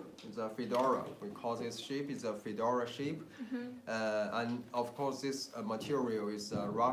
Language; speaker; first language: English; non-native, learner; Chinese